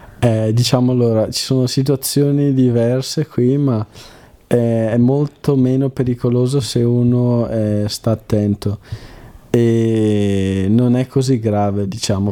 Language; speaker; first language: Italian; native; Italian